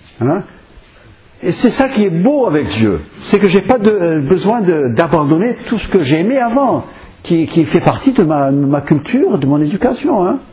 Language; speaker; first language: French; non-native, fluent; English